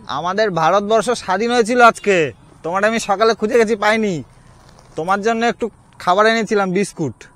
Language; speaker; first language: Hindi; non-native, local second language; Bangla